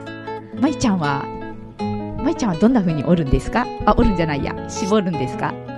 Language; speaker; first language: Japanese; native; Japanese